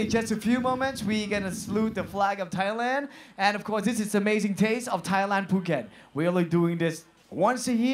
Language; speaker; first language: English; non-native, fluent; Thai